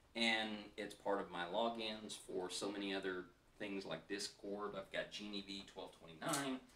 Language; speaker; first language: English; native; English